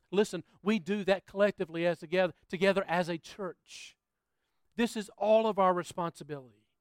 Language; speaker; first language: English; native; English